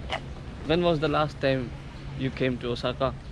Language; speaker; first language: English; non-native, fluent; Hindi